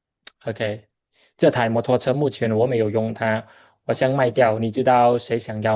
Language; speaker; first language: Chinese; non-native, fluent; Khmer